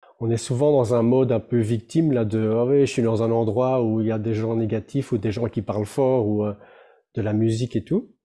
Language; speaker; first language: French; native; French